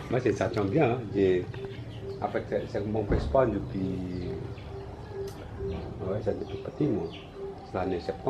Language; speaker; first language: French; non-native, learner; Javanese